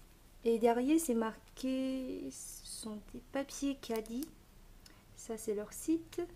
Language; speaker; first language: French; non-native, fluent; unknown